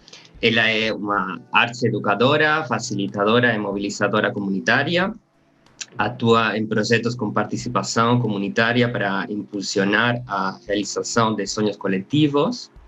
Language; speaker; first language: Portuguese; non-native, learner; Spanish